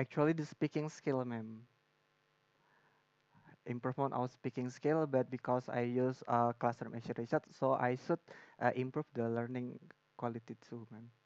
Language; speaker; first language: English; non-native, learner; Indonesian